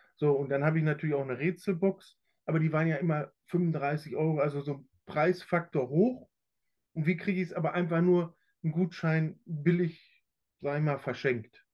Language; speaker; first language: German; native; German